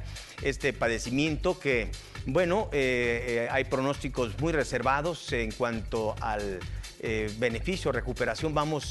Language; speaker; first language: Spanish; native; Spanish